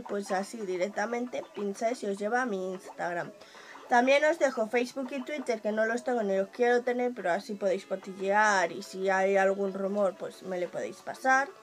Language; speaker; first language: Spanish; native; Spanish